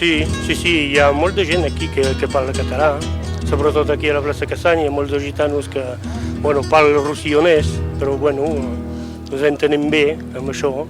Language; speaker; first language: Catalan; non-native, fluent; French